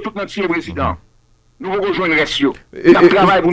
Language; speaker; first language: French; non-native, local second language; Haitian Creole